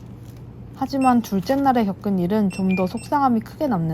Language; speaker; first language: Korean; native; Korean